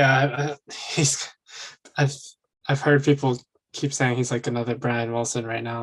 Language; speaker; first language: English; native; English